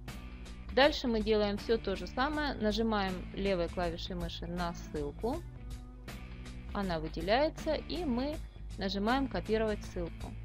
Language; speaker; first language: Russian; native; Russian